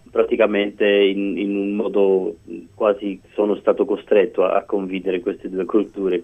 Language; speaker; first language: Italian; early bilingual, heritage; Italian